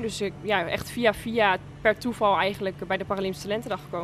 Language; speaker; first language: Dutch; native; Dutch